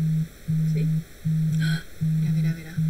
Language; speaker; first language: Spanish; non-native, learner; Korean